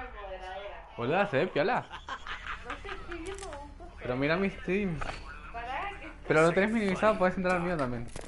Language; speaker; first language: Spanish; native; Spanish